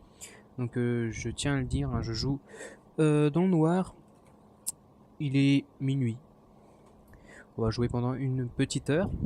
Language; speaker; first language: French; native; French